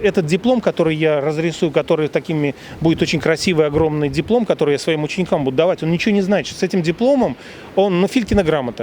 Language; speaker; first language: Russian; native; Russian